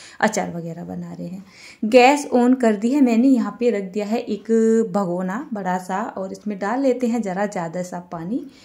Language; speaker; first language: Hindi; native; Hindi